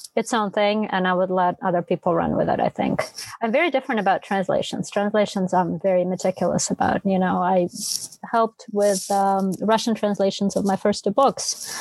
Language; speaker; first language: English; non-native, fluent; Russian